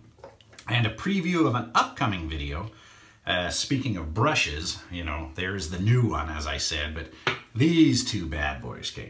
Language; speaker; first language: English; native; English